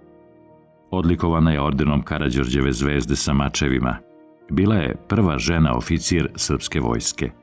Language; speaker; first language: Bosnian; native; Bosnian